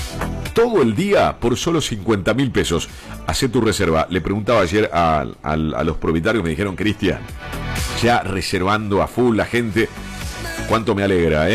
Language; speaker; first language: Spanish; native; Spanish